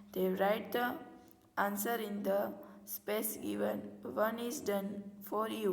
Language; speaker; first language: English; non-native, local second language; Gujarati